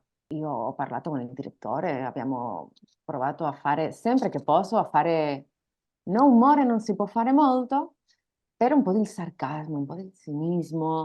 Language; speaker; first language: Italian; non-native, learner; Spanish